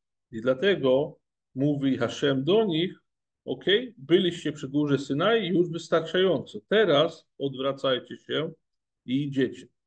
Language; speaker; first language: Polish; non-native, fluent; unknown